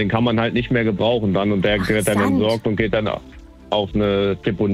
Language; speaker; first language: German; native; German